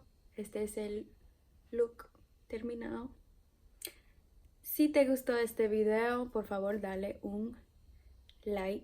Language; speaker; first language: Spanish; early bilingual, heritage; English